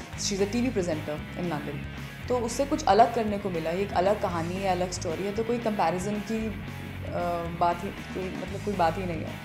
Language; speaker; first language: Hindi; native; Hindi